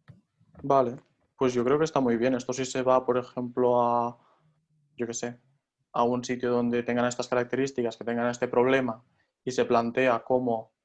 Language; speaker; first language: Spanish; native; Spanish